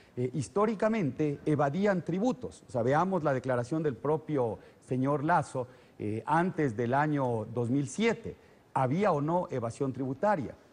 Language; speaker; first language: Spanish; native; Spanish